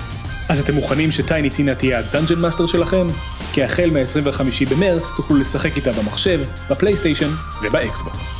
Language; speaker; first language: Hebrew; native; Hebrew